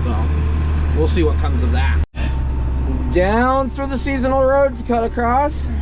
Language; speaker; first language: English; native; English